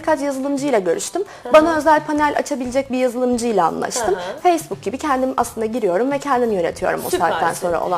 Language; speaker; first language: Turkish; native; Turkish